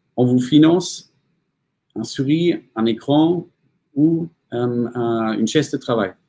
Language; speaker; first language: French; non-native, fluent; German